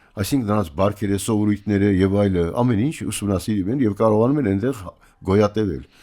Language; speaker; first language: Armenian; native; Armenian